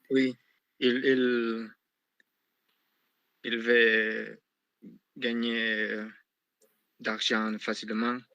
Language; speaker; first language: French; non-native, learner; Spanish